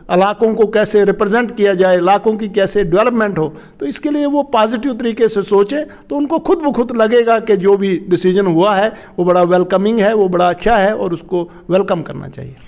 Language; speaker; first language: Hindi; non-native, local second language; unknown